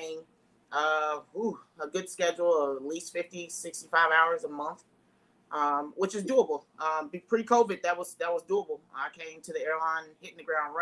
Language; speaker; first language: English; native; English